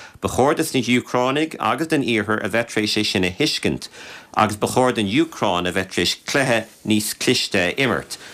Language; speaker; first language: Irish; native; Irish